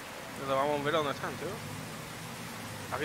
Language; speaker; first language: Spanish; native; Spanish